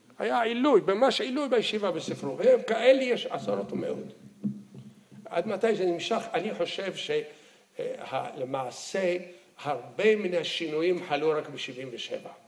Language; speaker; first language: Hebrew; early bilingual, other home language; Arabic